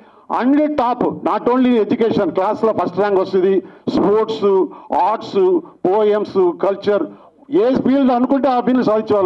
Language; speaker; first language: Telugu; native; Telugu